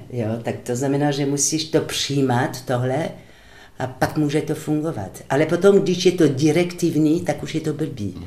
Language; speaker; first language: Czech; non-native, fluent; French